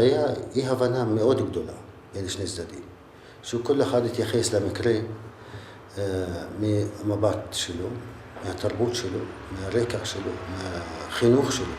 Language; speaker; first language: Hebrew; non-native, local second language; Arabic